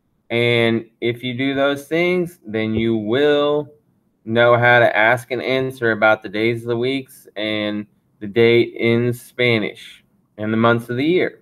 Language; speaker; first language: English; native; English